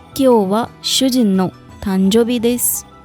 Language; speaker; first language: Japanese; non-native, fluent; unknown